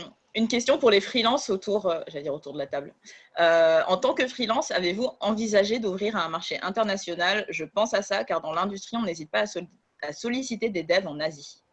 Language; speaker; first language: French; native; French